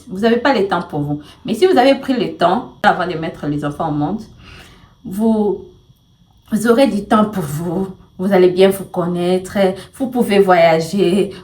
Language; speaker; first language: French; non-native, local second language; Swahili